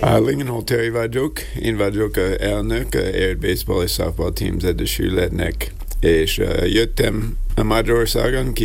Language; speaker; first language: Hungarian; non-native, learner; English